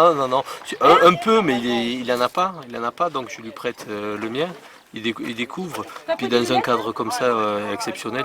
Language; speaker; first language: French; native; French